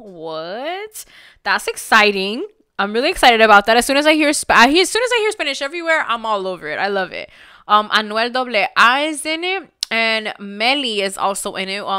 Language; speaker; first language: English; early bilingual, other home language; Spanish